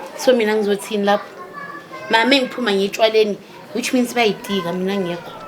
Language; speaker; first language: Zulu; native; Zulu